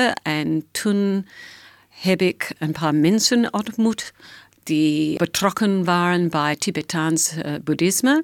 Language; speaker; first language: Dutch; non-native, fluent; English